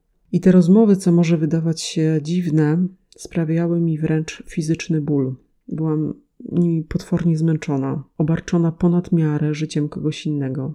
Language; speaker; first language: Polish; native; Polish